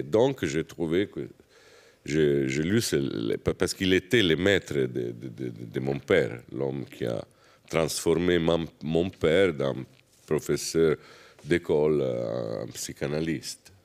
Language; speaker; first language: French; non-native, fluent; Italian